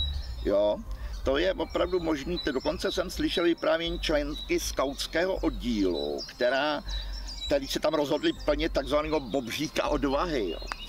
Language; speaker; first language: Czech; native; Czech